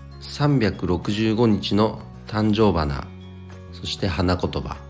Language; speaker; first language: Japanese; native; Japanese